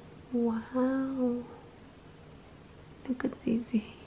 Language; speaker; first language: English; non-native, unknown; Indonesian